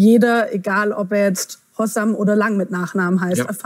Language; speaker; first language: German; native; German